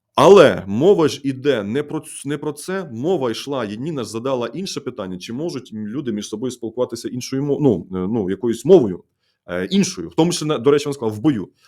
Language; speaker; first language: Ukrainian; native; Ukrainian